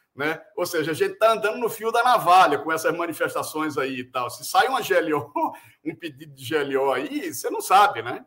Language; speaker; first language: Portuguese; native; Portuguese